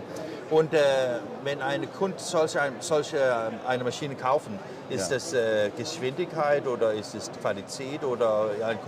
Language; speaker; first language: German; non-native, learner; Danish